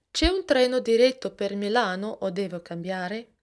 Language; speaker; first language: Italian; non-native, fluent; Russian